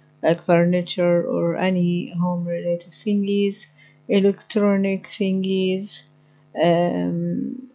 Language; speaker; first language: English; non-native, learner; Arabic